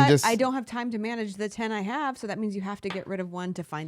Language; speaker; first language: English; native; English